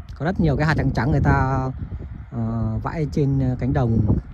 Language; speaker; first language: Vietnamese; native; Vietnamese